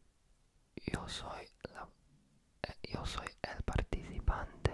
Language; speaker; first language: Spanish; non-native, learner; Polish